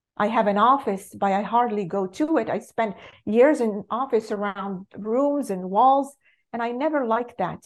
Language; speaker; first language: English; non-native, fluent; Arabic